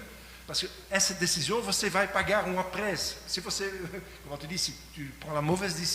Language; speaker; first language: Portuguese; non-native, learner; French